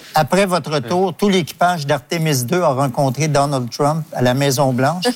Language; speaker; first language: French; native; French